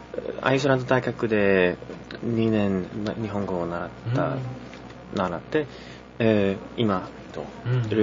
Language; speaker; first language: Japanese; non-native, learner; Icelandic